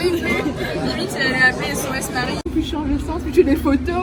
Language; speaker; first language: French; native; French